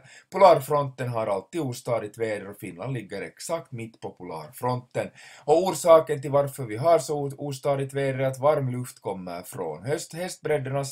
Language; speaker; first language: Swedish; native; Swedish